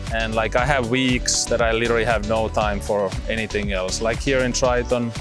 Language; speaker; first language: English; non-native, fluent; Finnish